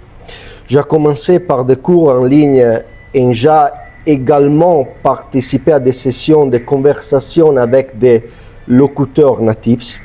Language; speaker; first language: French; non-native, learner; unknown